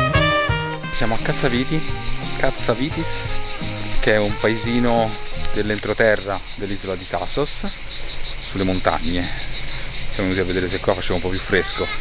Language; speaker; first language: Italian; native; Italian